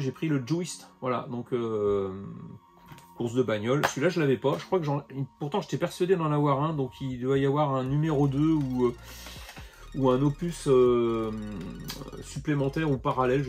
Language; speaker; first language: French; native; French